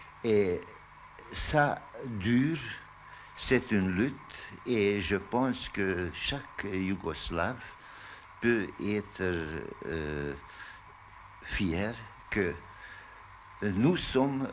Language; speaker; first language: French; non-native, fluent; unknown